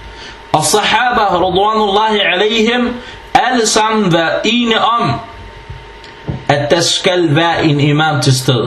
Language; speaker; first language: Danish; early bilingual, other home language; Arabic